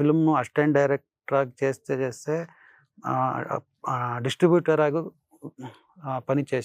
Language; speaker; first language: Telugu; non-native, learner; Kannada